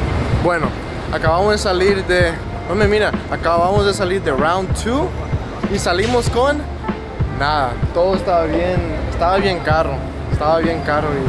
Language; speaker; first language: Spanish; early bilingual, heritage; Spanish